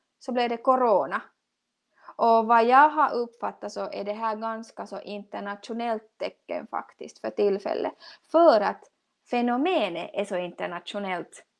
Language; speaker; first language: Swedish; native; Swedish